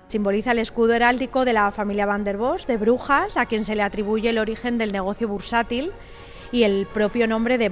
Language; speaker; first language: Spanish; native; Spanish